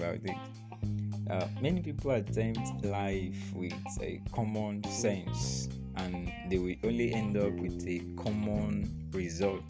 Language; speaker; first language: English; non-native, local second language; Yoruba